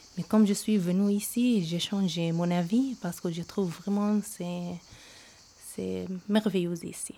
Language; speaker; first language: French; non-native, learner; Arabic